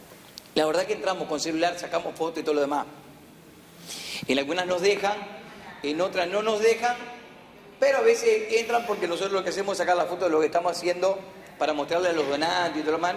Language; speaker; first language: Spanish; native; Spanish